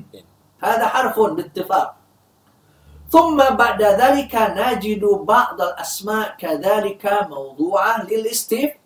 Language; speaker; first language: Arabic; non-native, fluent; Indonesian